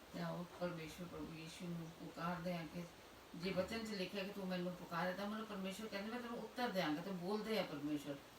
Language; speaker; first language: Hindi; non-native, local second language; Punjabi